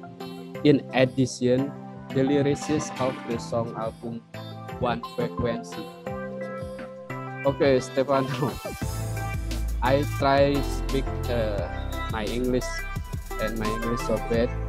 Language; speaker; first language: English; non-native, learner; Indonesian